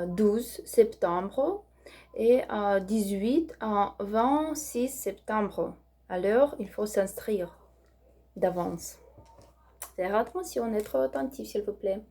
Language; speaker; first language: French; non-native, learner; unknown